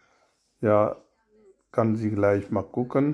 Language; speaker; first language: German; non-native, learner; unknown